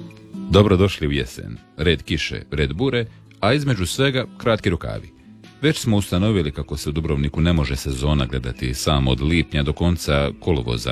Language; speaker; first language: Serbian; native; Serbian